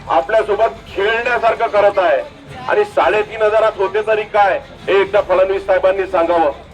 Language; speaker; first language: Marathi; native; Marathi